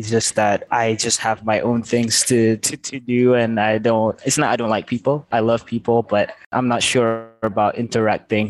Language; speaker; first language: English; non-native, local second language; Malay